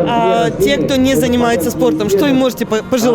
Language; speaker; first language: Russian; native; Russian